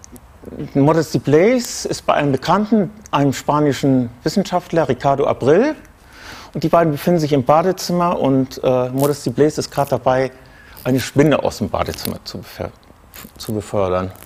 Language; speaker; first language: German; native; German